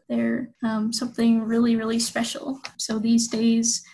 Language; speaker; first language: English; native; English